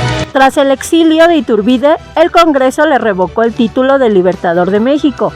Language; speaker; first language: Spanish; native; Spanish